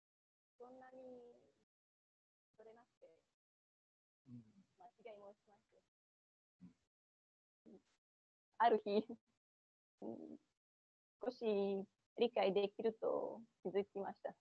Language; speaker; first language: Japanese; non-native, fluent; Romanian